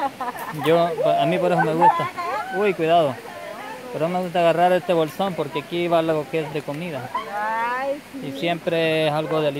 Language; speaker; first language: Spanish; native; Spanish